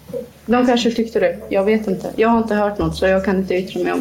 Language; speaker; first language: Swedish; non-native, fluent; Kurdish